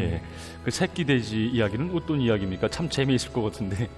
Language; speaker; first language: Korean; native; Korean